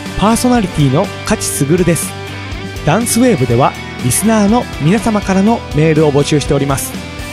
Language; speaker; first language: Japanese; native; Japanese